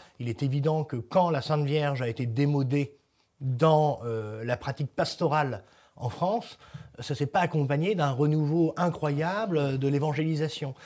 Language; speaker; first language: French; native; French